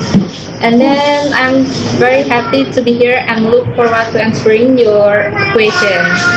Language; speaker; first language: English; non-native, learner; Indonesian